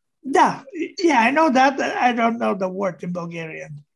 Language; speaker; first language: English; non-native, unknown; Bulgarian